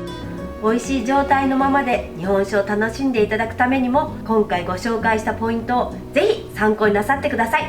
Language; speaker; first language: Japanese; native; Japanese